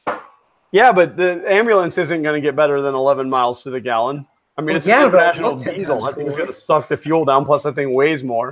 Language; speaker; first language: English; native; English